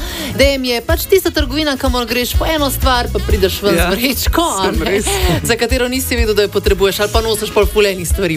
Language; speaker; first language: Slovenian; native; Slovenian